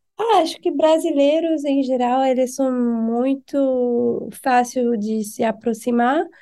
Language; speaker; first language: Portuguese; non-native, fluent; French